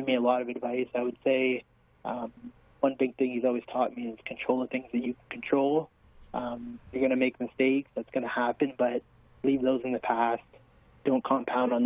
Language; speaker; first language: English; native; English